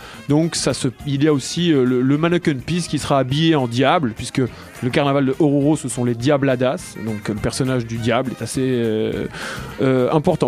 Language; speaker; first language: French; native; French